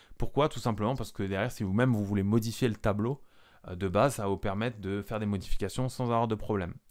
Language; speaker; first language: French; native; French